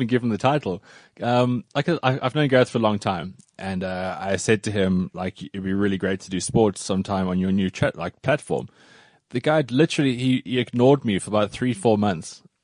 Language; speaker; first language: English; native; English